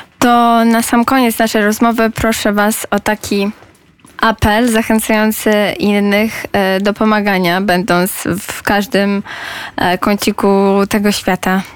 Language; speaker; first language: Polish; native; Polish